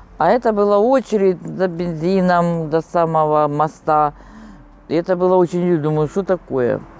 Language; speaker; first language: Russian; native; Russian